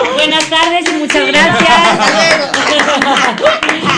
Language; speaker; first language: Spanish; native; Spanish